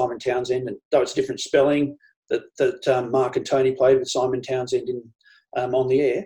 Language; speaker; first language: English; native; English